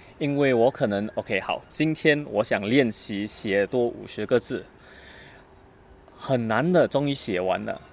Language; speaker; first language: Chinese; non-native, learner; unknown